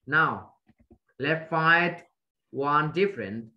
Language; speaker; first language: English; non-native, fluent; Vietnamese